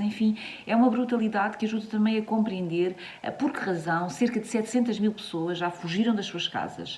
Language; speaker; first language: Portuguese; native; Portuguese